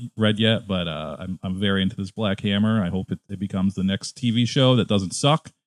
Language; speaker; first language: English; native; English